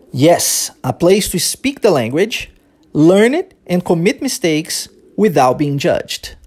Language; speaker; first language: English; early bilingual, other home language; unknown